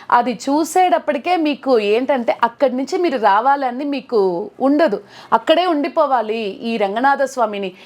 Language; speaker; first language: Telugu; non-native, local second language; Tamil